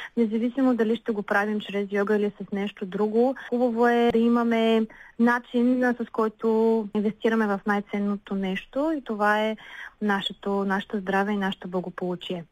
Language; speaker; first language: Bulgarian; native; Bulgarian